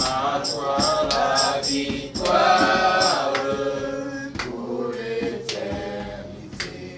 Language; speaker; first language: French; native; French